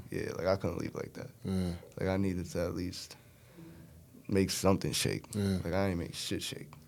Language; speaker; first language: English; native; English